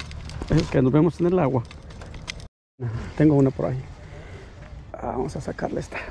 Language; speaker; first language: Spanish; early bilingual, heritage; Spanish